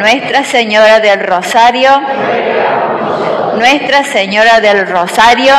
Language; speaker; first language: Spanish; native; Spanish